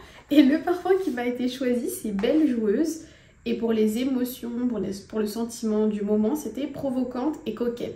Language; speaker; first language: French; native; French